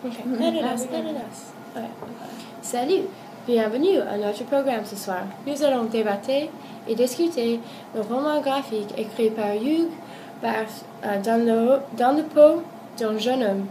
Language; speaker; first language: French; non-native, learner; English